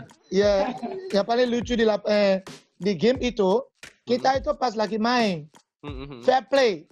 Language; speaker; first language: Indonesian; non-native, fluent; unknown